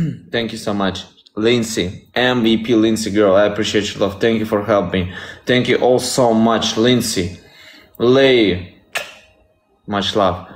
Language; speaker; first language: English; non-native, learner; Russian